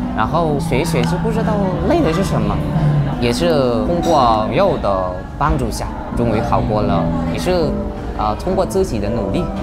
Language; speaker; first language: Chinese; non-native, fluent; Vietnamese